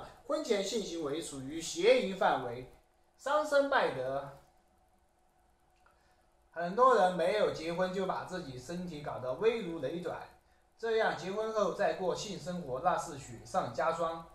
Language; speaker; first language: Chinese; native; Chinese